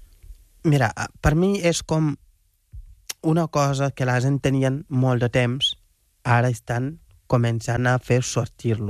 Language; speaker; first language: Catalan; non-native, fluent; Wolof